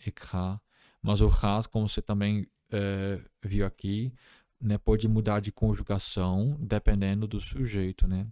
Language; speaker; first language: Portuguese; non-native, fluent; Dutch